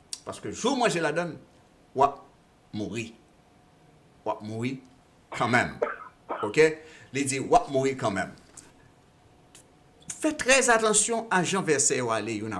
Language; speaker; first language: French; non-native, local second language; Haitian Creole